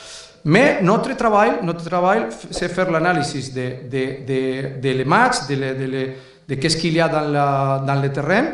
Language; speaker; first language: French; non-native, learner; Spanish